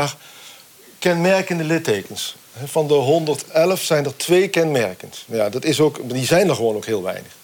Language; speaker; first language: Dutch; native; Dutch